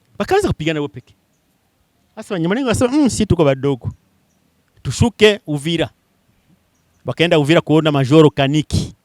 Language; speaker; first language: Swahili; non-native, local second language; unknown